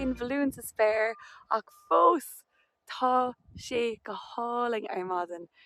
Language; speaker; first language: Irish; non-native, local second language; English